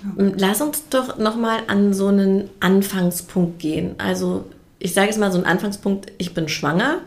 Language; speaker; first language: German; native; German